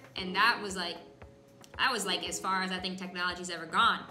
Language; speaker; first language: English; native; English